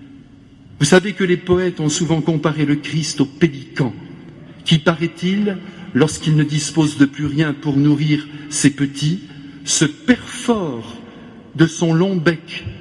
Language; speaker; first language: French; native; French